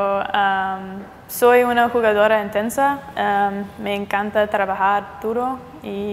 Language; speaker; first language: Spanish; non-native, fluent; English